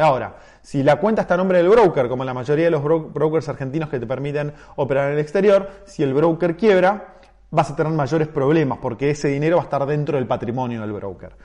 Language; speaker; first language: Spanish; native; Spanish